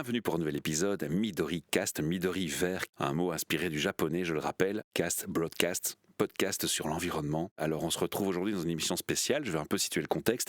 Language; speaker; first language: French; native; French